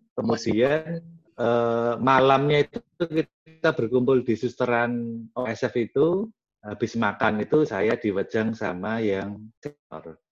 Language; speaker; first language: Indonesian; non-native, local second language; Javanese